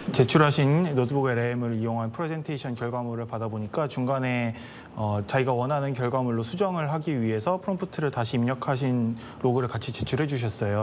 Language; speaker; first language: Korean; native; Korean